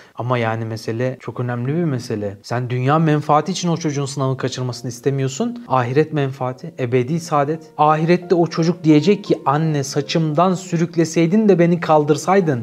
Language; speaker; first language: Turkish; native; Turkish